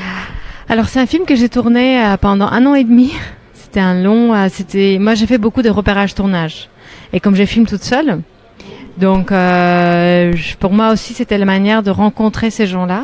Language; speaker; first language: French; non-native, fluent; Armenian